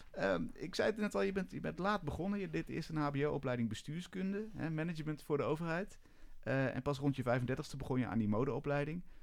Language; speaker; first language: Dutch; native; Dutch